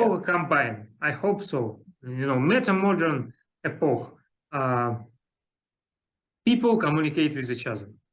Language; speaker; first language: English; non-native, learner; Russian